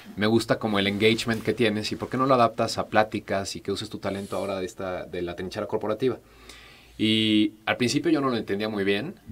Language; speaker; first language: Spanish; native; Spanish